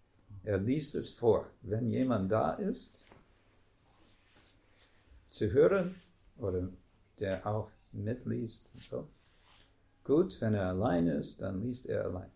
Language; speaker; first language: German; non-native, fluent; English